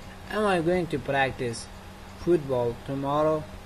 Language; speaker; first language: English; non-native, fluent; Persian